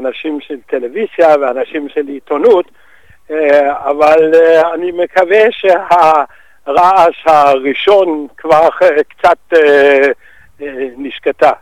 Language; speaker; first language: Hebrew; non-native, fluent; Danish